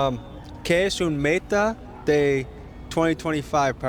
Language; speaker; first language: Spanish; non-native, learner; English